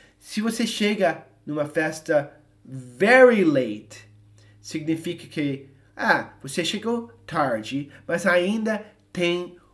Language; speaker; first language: Portuguese; non-native, fluent; English